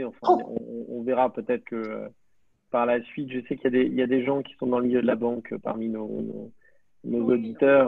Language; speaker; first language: French; native; French